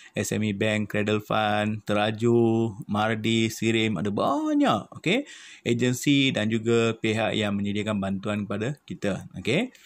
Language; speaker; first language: Malay; non-native, local second language; Malayalam